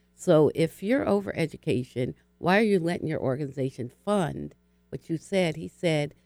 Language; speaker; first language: English; native; English